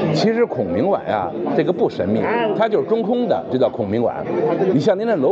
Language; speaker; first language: Chinese; native; Chinese